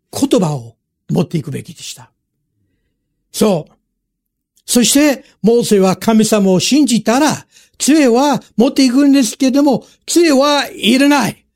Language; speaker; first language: Japanese; non-native, fluent; English